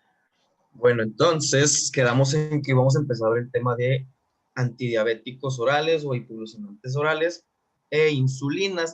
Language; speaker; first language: Spanish; native; Spanish